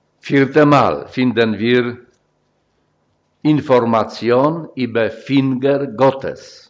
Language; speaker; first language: German; non-native, fluent; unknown